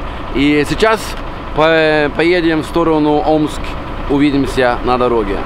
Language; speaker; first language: Russian; non-native, fluent; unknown